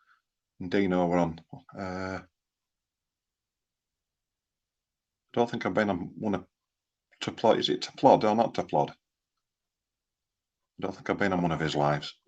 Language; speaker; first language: English; native; English